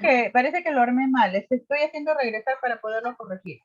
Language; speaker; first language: Spanish; native; Spanish